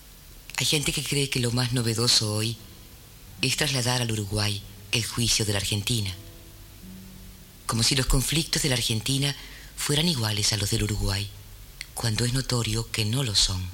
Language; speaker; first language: Spanish; native; Spanish